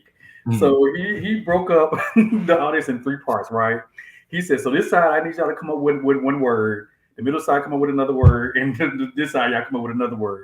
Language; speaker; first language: English; native; English